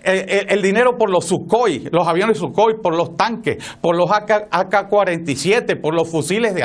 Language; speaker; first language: Spanish; native; Spanish